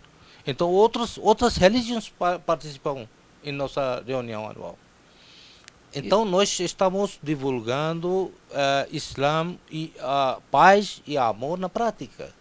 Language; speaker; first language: Portuguese; non-native, fluent; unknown